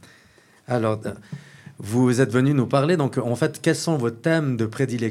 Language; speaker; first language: French; native; French